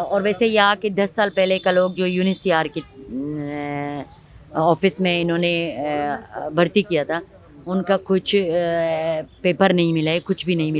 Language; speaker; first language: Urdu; non-native, learner; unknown